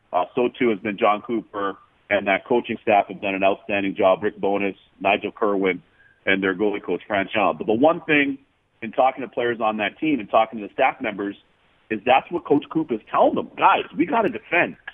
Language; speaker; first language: English; native; English